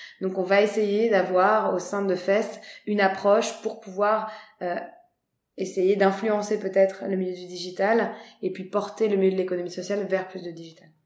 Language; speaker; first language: French; native; French